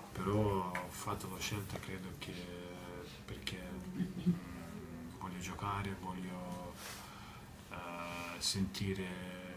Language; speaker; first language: Italian; non-native, fluent; Lithuanian